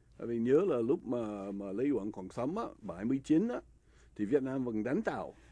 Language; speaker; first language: Vietnamese; non-native, fluent; English